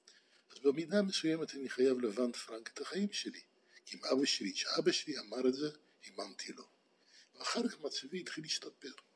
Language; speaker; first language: Hebrew; non-native, fluent; Dutch